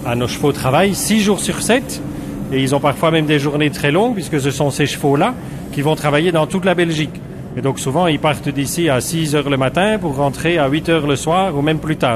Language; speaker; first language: French; native; French